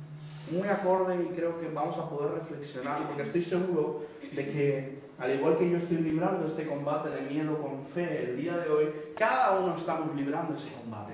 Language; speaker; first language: Spanish; native; Spanish